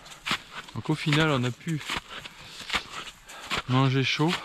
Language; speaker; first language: French; native; French